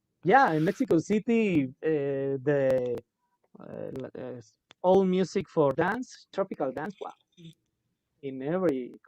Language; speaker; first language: English; non-native, local second language; Spanish